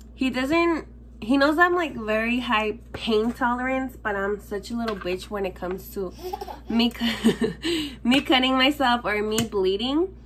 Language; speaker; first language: English; early bilingual, other home language; Spanish